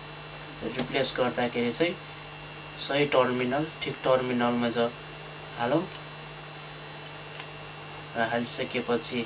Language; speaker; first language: Nepali; native; Nepali